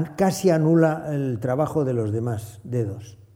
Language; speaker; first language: Spanish; native; Spanish